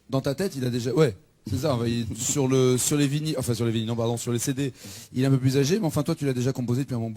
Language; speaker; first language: French; native; French